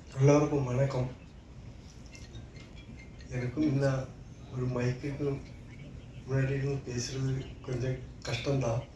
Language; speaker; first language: Tamil; non-native, learner; Malayalam